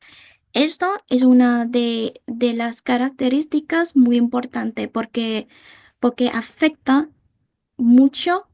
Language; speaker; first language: Spanish; non-native, fluent; Vietnamese